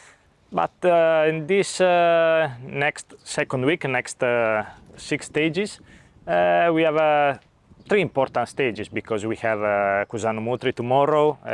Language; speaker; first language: English; non-native, learner; Italian